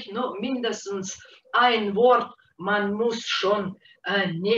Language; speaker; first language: German; non-native, fluent; Russian